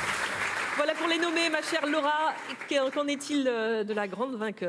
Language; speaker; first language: French; native; French